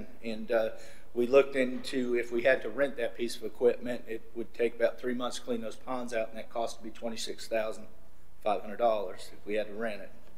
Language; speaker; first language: English; native; English